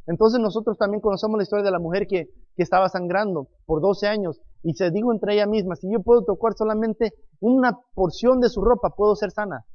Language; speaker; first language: Spanish; non-native, fluent; English